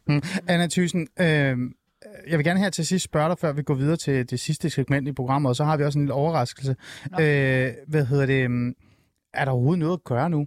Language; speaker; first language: Danish; native; Danish